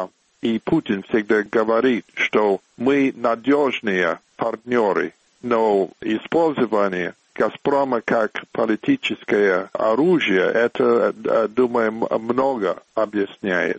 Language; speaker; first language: Russian; non-native, fluent; English